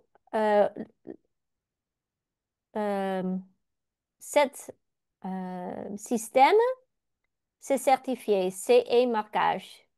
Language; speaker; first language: French; non-native, learner; Dutch